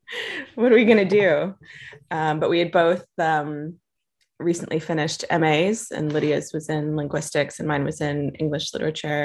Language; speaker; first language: English; native; English